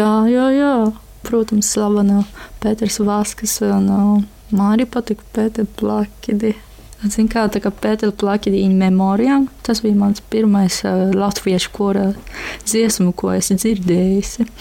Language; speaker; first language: Latvian; non-native, learner; Japanese